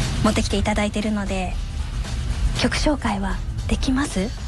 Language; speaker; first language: Japanese; native; Japanese